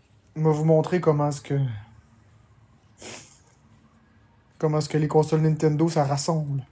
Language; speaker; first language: French; native; French